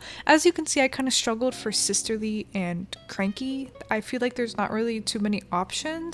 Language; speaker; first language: English; native; English